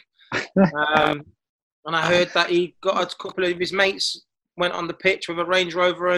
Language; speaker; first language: English; native; English